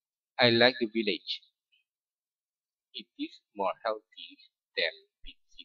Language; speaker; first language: English; non-native, fluent; Indonesian